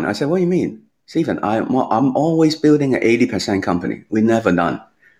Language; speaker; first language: English; non-native, local second language; Cantonese